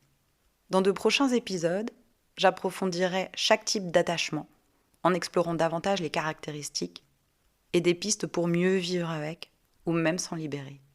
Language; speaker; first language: French; native; French